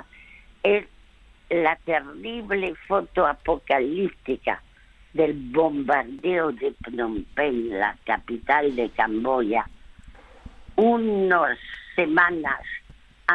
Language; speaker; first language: Spanish; early bilingual, other home language; French